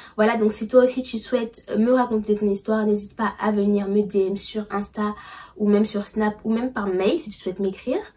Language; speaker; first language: French; early bilingual, other home language; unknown